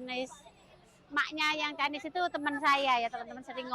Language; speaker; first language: Indonesian; native; Indonesian